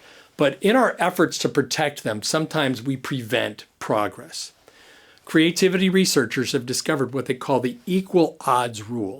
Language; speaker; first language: English; native; English